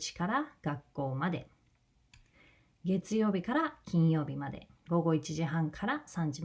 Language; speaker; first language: Japanese; non-native, fluent; English